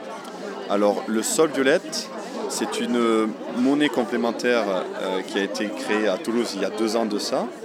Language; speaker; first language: French; native; French